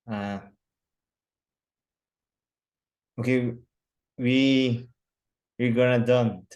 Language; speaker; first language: English; non-native, learner; Korean